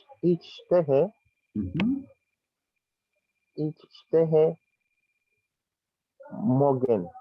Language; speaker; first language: German; non-native, learner; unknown